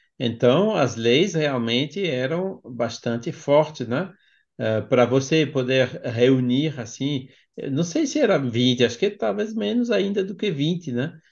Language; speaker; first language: Portuguese; non-native, fluent; French